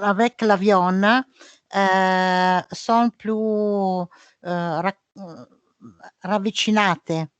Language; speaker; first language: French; non-native, learner; Italian